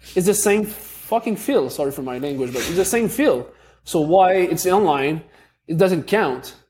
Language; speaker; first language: English; native; English